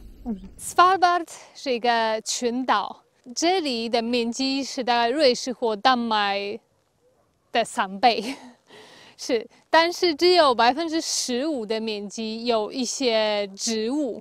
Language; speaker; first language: Chinese; non-native, fluent; Polish